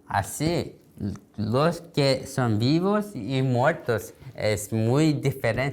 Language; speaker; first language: Spanish; non-native, learner; Korean